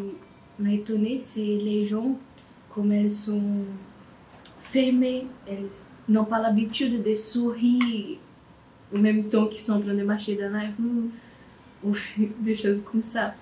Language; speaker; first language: French; non-native, learner; Portuguese